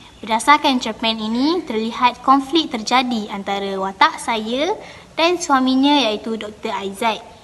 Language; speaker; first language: Malay; native; Malay